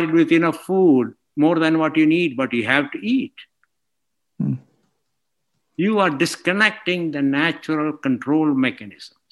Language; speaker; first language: English; non-native, local second language; Malayalam